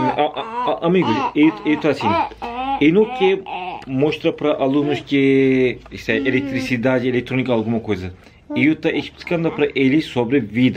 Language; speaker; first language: Portuguese; non-native, learner; Turkish